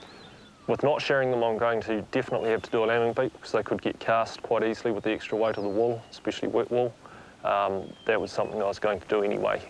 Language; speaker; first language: English; native; English